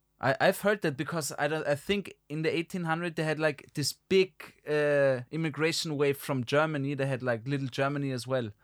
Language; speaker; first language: English; non-native, fluent; German